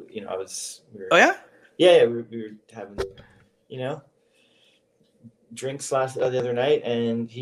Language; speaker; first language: English; native; English